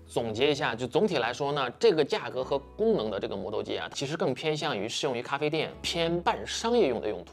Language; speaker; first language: Chinese; native; Chinese